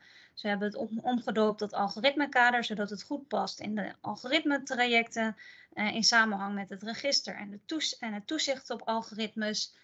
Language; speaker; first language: Dutch; native; Dutch